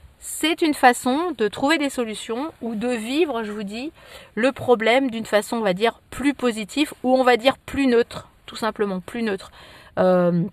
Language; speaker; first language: French; native; French